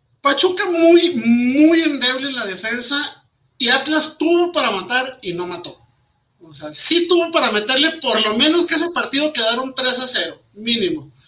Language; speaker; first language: Spanish; native; Spanish